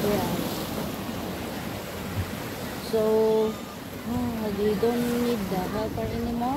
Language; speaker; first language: English; non-native, learner; Filipino